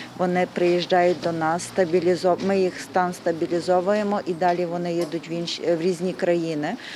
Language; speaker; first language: Ukrainian; native; Ukrainian